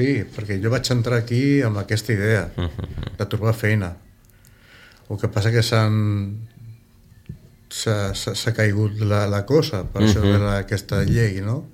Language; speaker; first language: Catalan; non-native, local second language; Spanish